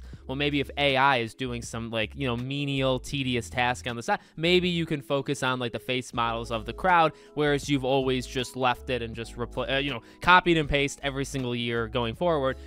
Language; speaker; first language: English; native; English